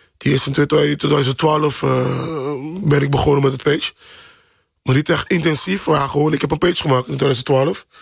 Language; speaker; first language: Dutch; non-native, local second language; Papiamento